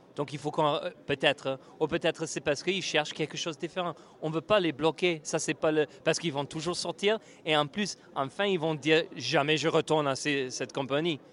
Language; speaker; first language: French; non-native, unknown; English